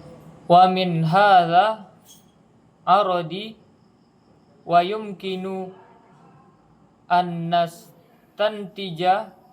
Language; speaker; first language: Arabic; non-native, learner; Indonesian